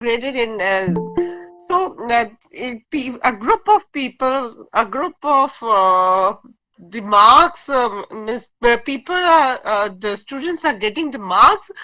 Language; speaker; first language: English; non-native, fluent; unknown